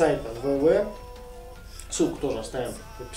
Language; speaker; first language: Russian; native; Russian